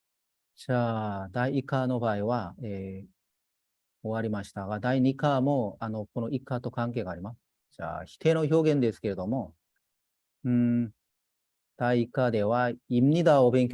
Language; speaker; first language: Japanese; non-native, fluent; Korean